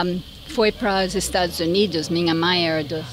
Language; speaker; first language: Portuguese; non-native, fluent; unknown